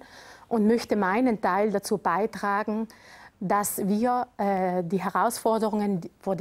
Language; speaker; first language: German; native; German